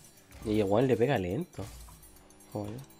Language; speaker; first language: Spanish; native; Spanish